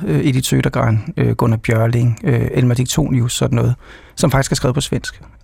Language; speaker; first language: Danish; native; Danish